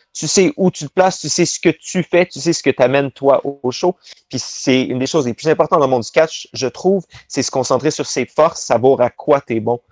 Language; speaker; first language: French; native; French